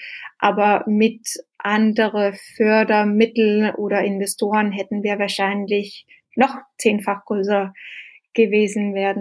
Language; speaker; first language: German; non-native, fluent; Danish